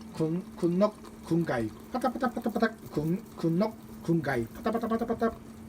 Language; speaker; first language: Thai; non-native, learner; Japanese